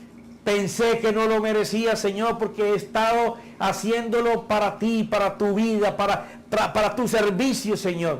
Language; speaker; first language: Spanish; native; Spanish